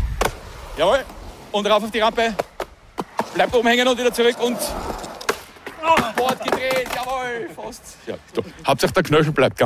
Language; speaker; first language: German; native; German